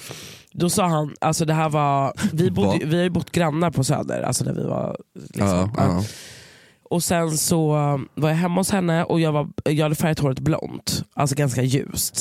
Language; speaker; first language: Swedish; native; Swedish